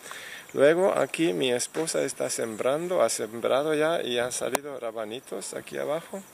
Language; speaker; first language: Spanish; non-native, fluent; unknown